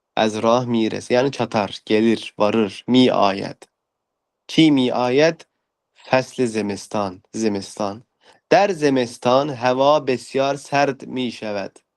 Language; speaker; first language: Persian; non-native, fluent; Turkish